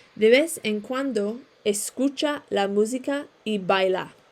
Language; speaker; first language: Spanish; non-native, fluent; English